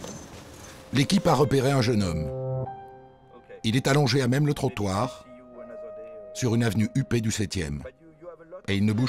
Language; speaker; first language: French; native; French